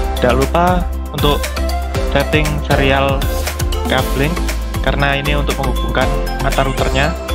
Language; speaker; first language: Indonesian; native; Indonesian